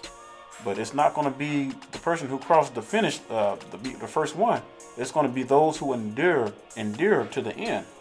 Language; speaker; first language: English; native; English